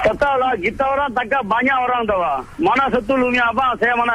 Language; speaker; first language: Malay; non-native, local second language; Tamil